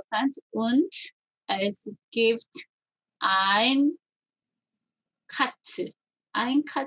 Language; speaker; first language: German; non-native, learner; Korean